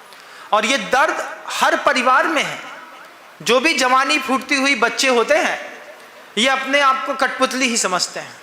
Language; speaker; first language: Hindi; native; Hindi